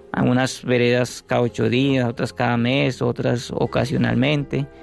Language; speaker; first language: Spanish; native; Spanish